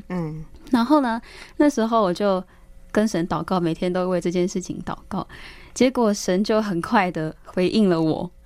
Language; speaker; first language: Chinese; native; Chinese